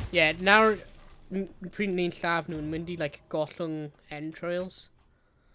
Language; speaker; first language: Welsh; native; Welsh